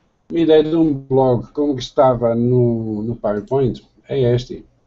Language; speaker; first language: Portuguese; non-native, fluent; Dutch